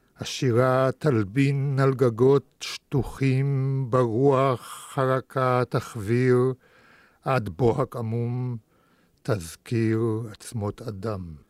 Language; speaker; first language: Hebrew; early bilingual, other home language; Russian